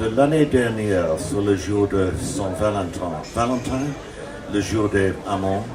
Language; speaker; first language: French; non-native, fluent; English